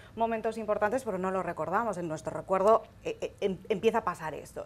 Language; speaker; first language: Spanish; native; Spanish